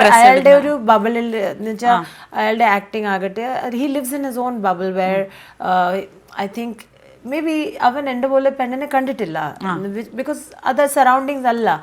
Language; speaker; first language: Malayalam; early bilingual, heritage; Malayalam